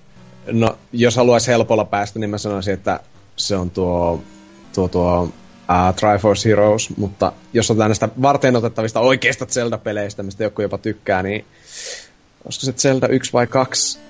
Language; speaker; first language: Finnish; native; Finnish